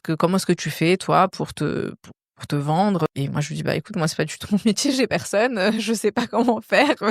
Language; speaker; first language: French; native; French